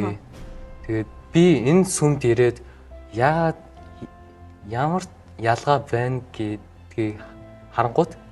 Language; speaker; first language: Mongolian; early bilingual, heritage; Mongolian